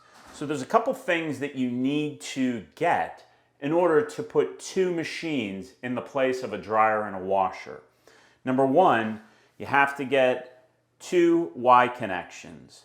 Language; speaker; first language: English; native; English